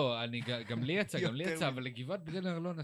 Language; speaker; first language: Hebrew; native; Hebrew